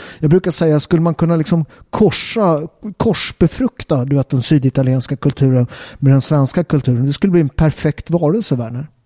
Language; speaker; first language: Swedish; early bilingual, other home language; Italian